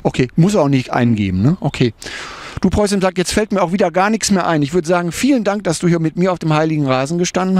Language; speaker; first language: German; native; German